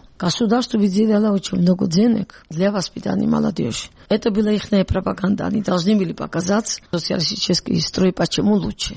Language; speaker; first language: Russian; non-native, local second language; Georgian